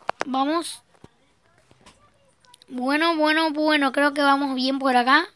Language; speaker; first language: Spanish; native; Spanish